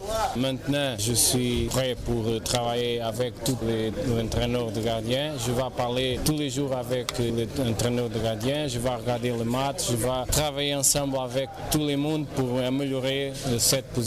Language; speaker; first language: French; non-native, learner; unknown